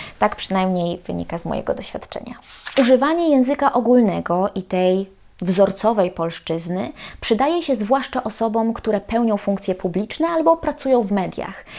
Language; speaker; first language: Polish; native; Polish